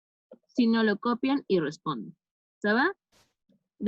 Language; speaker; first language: French; non-native, fluent; Spanish